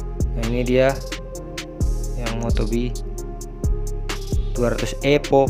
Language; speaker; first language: Indonesian; native; Indonesian